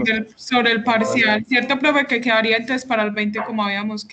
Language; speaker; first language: Spanish; native; Spanish